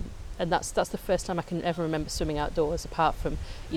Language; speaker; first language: English; native; English